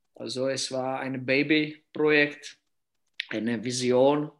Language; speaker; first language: German; non-native, fluent; Czech